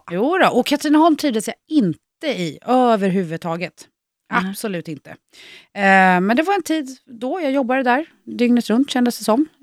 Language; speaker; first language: Swedish; native; Swedish